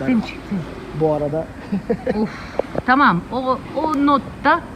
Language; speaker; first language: Turkish; non-native, learner; Russian